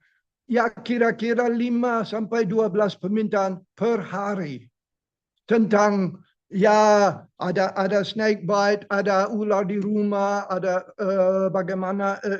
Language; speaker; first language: Indonesian; non-native, fluent; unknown